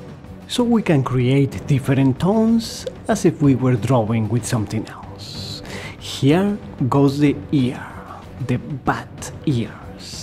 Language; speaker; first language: English; non-native, fluent; Spanish